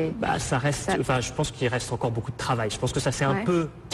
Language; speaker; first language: French; native; French